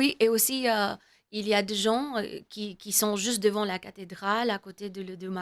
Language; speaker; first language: French; non-native, learner; English